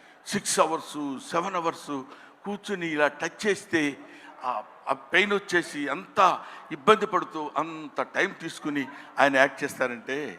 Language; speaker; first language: Telugu; native; Telugu